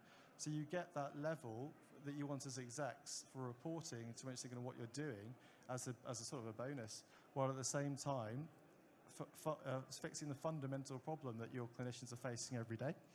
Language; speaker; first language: English; native; English